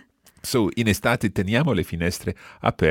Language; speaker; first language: Italian; non-native, fluent; English